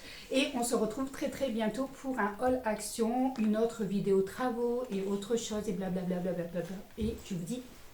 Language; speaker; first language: French; native; French